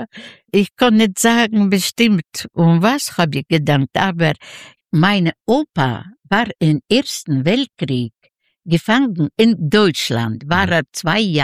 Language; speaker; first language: German; non-native, learner; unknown